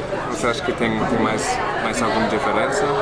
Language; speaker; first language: Portuguese; non-native, fluent; English